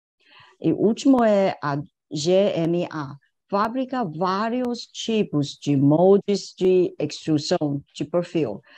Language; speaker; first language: Portuguese; non-native, fluent; Chinese